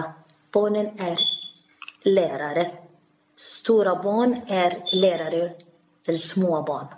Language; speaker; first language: Swedish; non-native, learner; Arabic